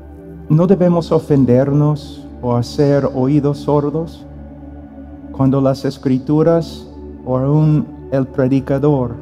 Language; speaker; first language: Spanish; non-native, fluent; English